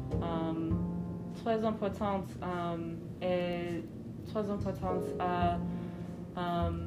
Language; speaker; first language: French; non-native, learner; English